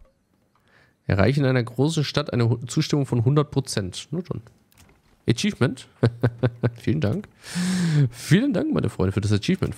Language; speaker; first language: German; native; German